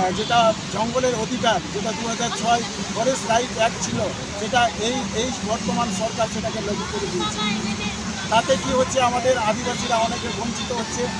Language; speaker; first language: Bangla; non-native, local second language; Santali